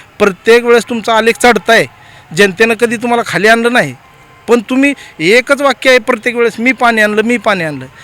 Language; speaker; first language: Marathi; native; Marathi